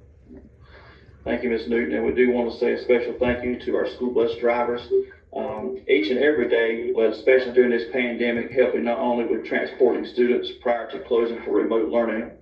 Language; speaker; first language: English; native; English